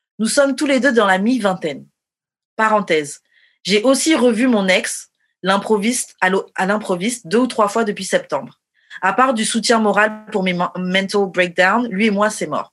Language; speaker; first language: French; native; French